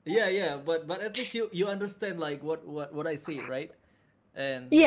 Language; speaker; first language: English; non-native, learner; Indonesian